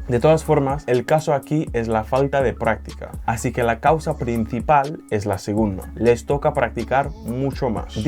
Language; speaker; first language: Spanish; non-native, fluent; English